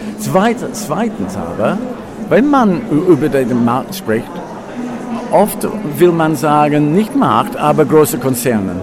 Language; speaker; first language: German; non-native, fluent; English